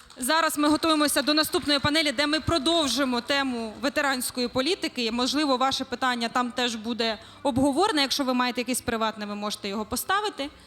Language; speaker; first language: Ukrainian; native; Ukrainian